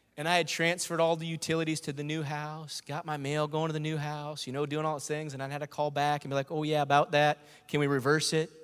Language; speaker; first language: English; native; English